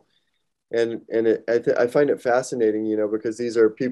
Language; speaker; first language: English; native; English